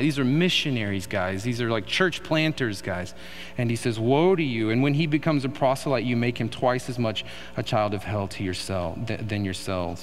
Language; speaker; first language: English; native; English